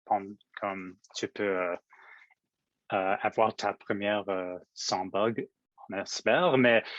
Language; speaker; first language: French; non-native, local second language; English